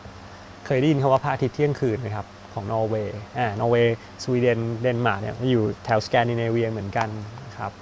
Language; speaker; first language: Thai; native; Thai